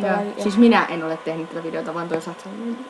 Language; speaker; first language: Finnish; native; Finnish